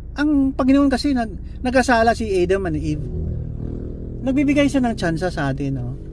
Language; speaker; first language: Filipino; non-native, local second language; Cebuano